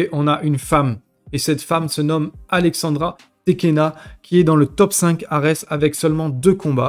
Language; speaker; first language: French; native; French